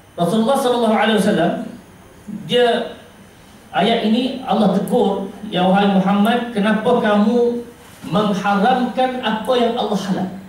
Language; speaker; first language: Malay; native; Malay